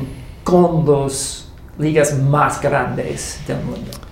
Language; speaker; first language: Spanish; non-native, learner; English